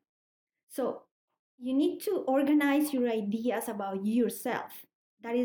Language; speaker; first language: English; non-native, learner; Spanish